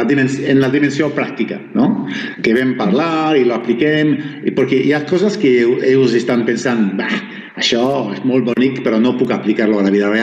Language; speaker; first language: Catalan; non-native, fluent; Spanish